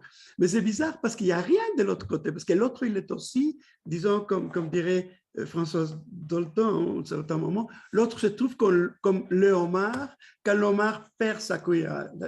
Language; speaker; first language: French; non-native, fluent; Spanish